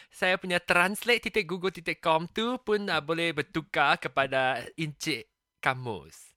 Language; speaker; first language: Malay; non-native, local second language; Chinese